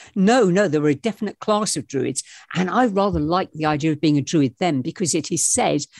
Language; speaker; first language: English; native; English